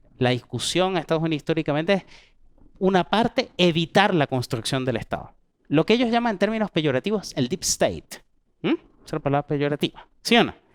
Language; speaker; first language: Spanish; native; Spanish